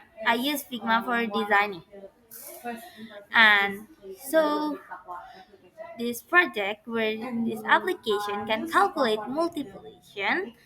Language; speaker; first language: English; non-native, learner; Indonesian